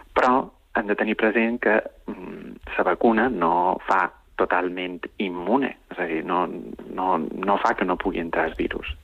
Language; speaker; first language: Catalan; native; Catalan